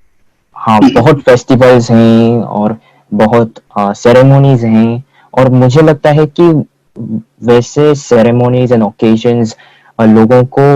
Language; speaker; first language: Hindi; non-native, fluent; Korean